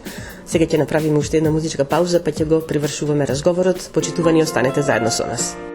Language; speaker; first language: Macedonian; native; Macedonian